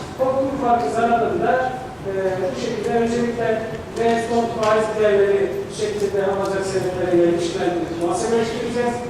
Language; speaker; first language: Turkish; native; Turkish